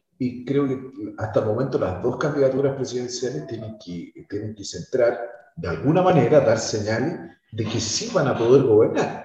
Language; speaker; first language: Spanish; native; Spanish